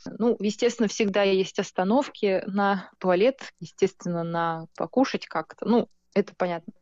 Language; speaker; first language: Russian; native; Russian